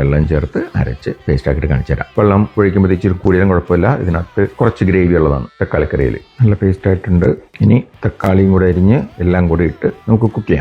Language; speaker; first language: Malayalam; native; Malayalam